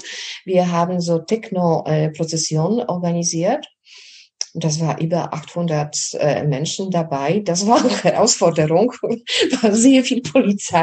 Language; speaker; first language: German; non-native, fluent; Polish